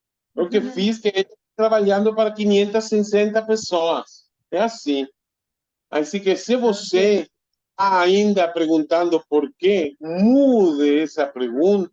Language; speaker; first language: Portuguese; non-native, fluent; Spanish